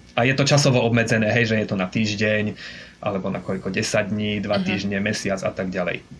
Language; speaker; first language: Slovak; native; Slovak